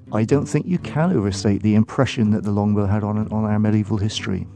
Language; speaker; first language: English; native; English